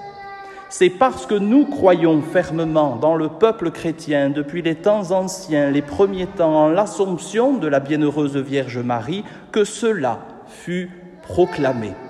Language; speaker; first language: French; native; French